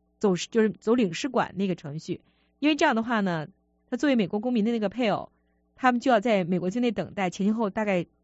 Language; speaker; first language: Chinese; native; Chinese